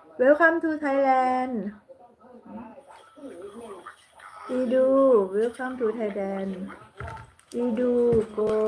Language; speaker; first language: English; non-native, learner; Thai